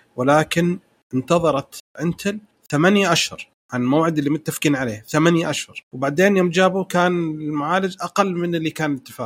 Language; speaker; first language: Arabic; native; Arabic